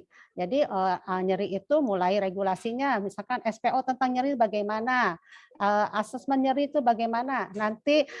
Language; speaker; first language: Indonesian; native; Indonesian